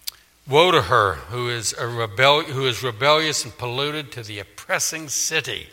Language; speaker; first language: English; native; English